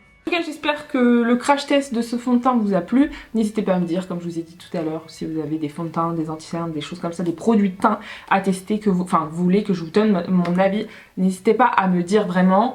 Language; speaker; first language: French; native; French